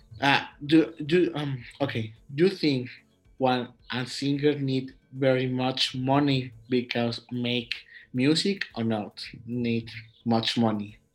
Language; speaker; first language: English; non-native, learner; Spanish